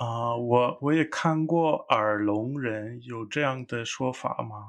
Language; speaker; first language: Chinese; non-native, fluent; English